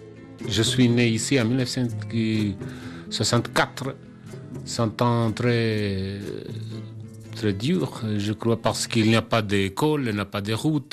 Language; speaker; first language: French; non-native, learner; Kabuverdianu